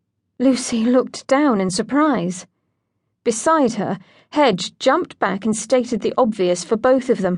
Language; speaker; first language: English; native; English